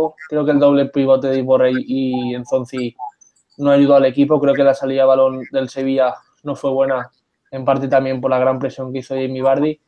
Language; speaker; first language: Spanish; native; Spanish